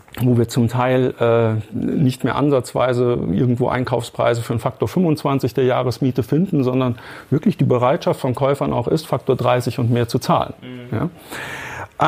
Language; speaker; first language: German; native; German